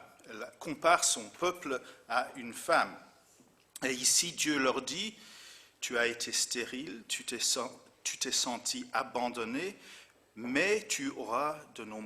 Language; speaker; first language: French; non-native, fluent; English